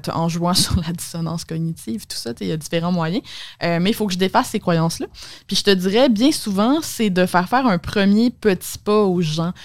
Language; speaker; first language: French; native; French